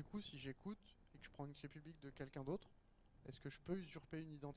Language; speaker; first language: French; native; French